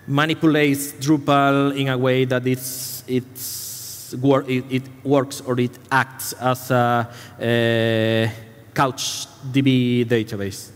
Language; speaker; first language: English; non-native, fluent; Spanish